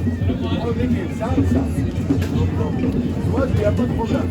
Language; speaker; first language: French; non-native, local second language; Arabic